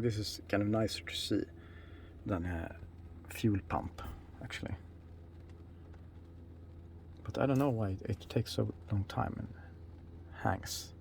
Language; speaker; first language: English; non-native, fluent; Swedish